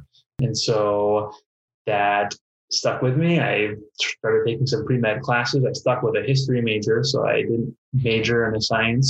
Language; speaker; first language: English; native; English